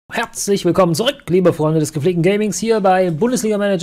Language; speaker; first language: German; native; German